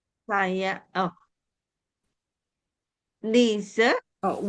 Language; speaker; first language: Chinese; non-native, learner; Indonesian